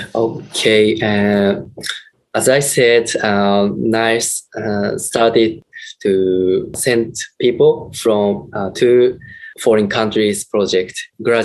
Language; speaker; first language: English; non-native, learner; Japanese